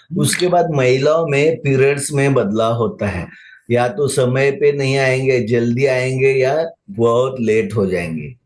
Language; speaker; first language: Hindi; non-native, local second language; Marathi